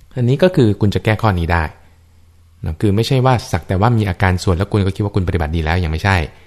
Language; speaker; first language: Thai; native; Thai